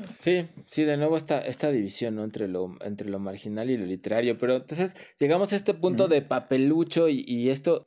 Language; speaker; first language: Spanish; native; Spanish